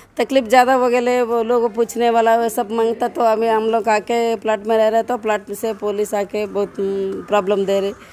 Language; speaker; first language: Hindi; non-native, local second language; Telugu